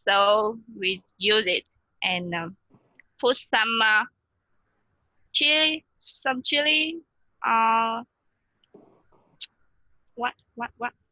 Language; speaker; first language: English; non-native, learner; Vietnamese